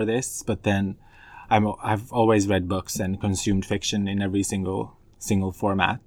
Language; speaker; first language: English; non-native, fluent; Finnish